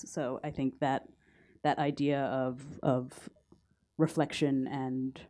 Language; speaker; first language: English; native; English